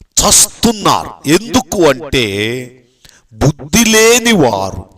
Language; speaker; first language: Telugu; native; Telugu